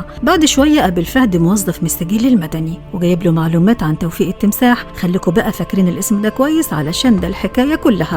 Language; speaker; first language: Arabic; native; Arabic